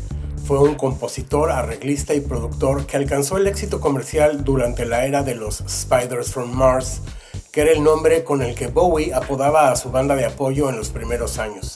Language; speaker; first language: Spanish; native; Spanish